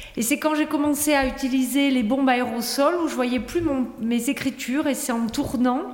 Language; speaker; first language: French; native; French